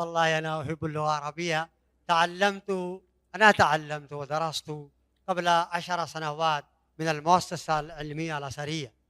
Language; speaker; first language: Arabic; non-native, fluent; Urdu